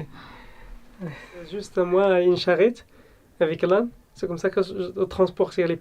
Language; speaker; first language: French; non-native, learner; Arabic